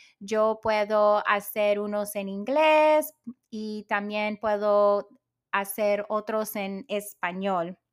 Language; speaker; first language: Spanish; early bilingual, heritage; Spanish